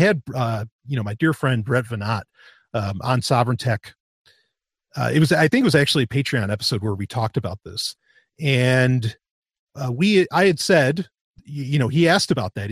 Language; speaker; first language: English; native; English